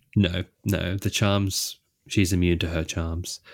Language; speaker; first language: English; native; English